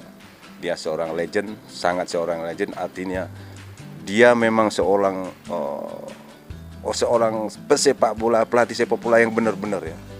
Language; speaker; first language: Indonesian; non-native, local second language; Minangkabau